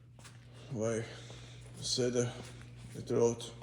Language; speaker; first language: Hebrew; non-native, fluent; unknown